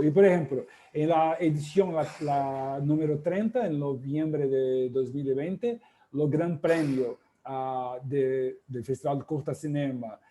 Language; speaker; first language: Spanish; non-native, fluent; Portuguese